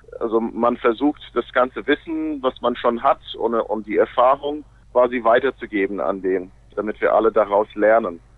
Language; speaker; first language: German; non-native, fluent; English